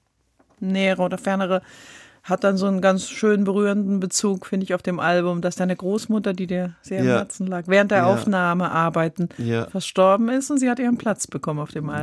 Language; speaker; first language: German; native; German